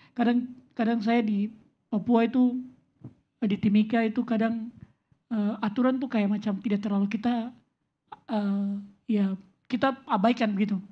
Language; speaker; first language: Indonesian; native; Indonesian